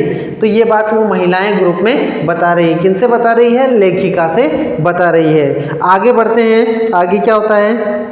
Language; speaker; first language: Hindi; native; Hindi